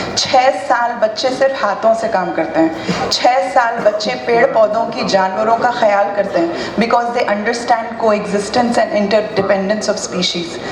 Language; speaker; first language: Hindi; native; Hindi